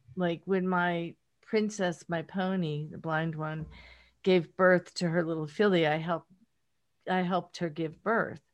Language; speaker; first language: English; native; English